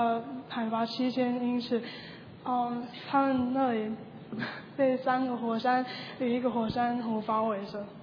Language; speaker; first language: Chinese; early bilingual, heritage; Chinese